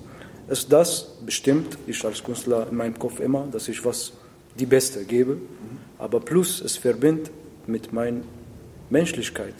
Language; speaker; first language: German; non-native, learner; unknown